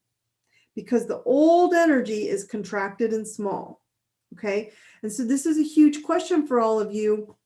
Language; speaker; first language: English; native; English